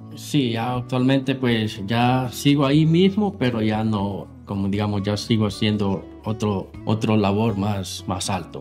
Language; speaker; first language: Spanish; native; Spanish